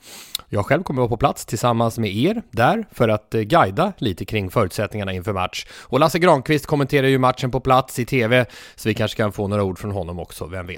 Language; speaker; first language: Swedish; native; Swedish